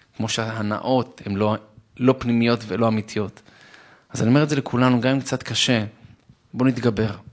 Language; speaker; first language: Hebrew; non-native, fluent; Arabic